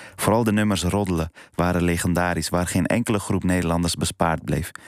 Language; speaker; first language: Dutch; early bilingual, other home language; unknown